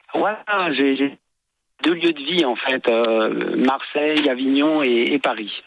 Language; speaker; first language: French; native; French